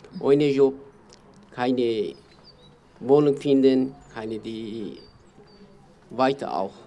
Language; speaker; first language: German; non-native, learner; Kurdish